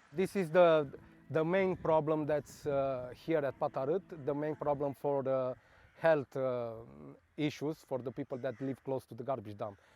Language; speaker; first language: English; non-native, fluent; Romanian